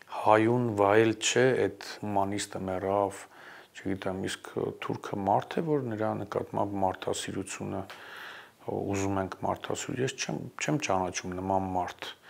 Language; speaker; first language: Armenian; native; Armenian